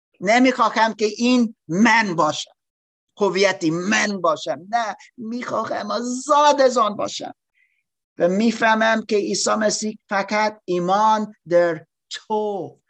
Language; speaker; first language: Persian; non-native, learner; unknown